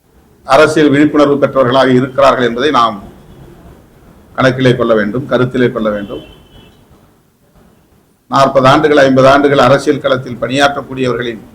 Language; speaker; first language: Tamil; native; Tamil